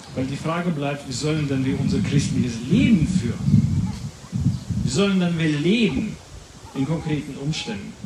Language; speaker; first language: German; non-native, fluent; Latvian